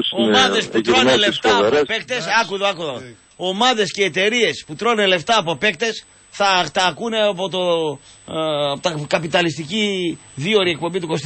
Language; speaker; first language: Greek; native; Greek